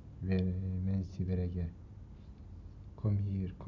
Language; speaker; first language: Dutch; non-native, learner; Turkish